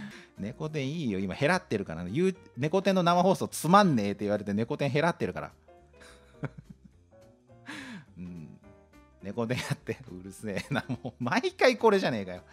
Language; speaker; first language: Japanese; native; Japanese